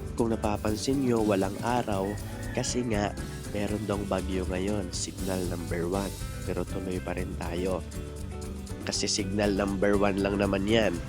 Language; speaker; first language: Filipino; non-native, local second language; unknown